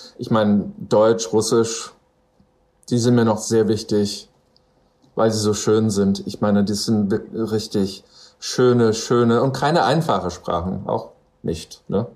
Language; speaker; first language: German; non-native, fluent; English